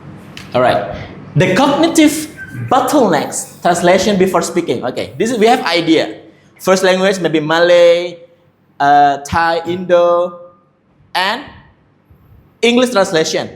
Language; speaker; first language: English; non-native, fluent; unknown